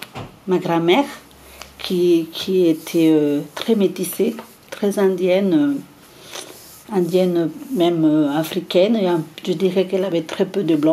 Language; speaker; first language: French; non-native, fluent; Spanish